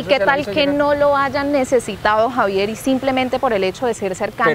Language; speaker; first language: Spanish; native; Spanish